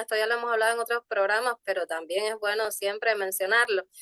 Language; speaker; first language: Spanish; native; Spanish